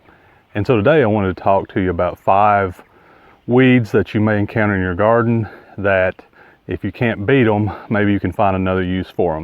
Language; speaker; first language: English; native; English